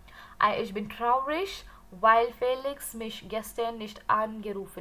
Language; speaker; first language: German; non-native, learner; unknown